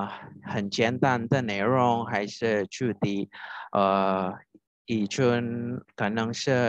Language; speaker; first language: Chinese; non-native, fluent; Indonesian